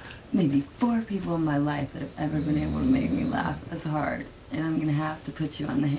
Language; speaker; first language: English; native; English